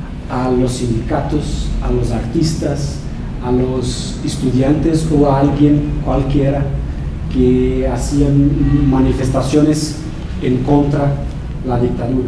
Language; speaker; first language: Spanish; non-native, fluent; Portuguese